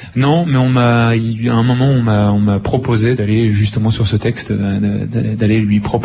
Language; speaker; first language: French; native; French